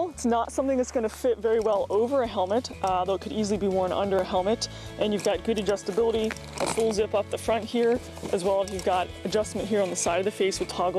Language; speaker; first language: English; native; English